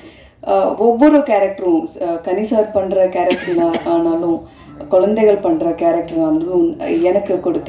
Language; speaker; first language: Tamil; non-native, fluent; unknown